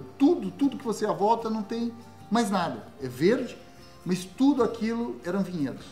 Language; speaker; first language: Portuguese; native; Portuguese